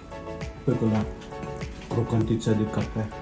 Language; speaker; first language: Italian; non-native, learner; Filipino